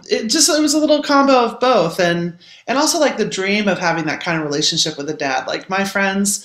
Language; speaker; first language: English; native; English